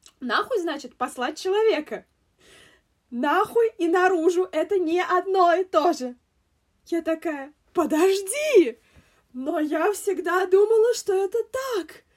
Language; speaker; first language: Russian; native; Russian